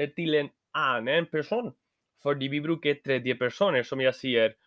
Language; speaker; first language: Norwegian; non-native, learner; Spanish